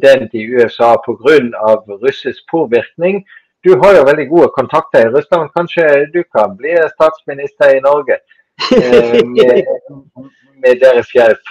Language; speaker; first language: Norwegian; non-native, fluent; German